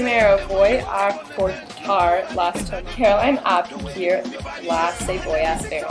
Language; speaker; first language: Spanish; non-native, learner; English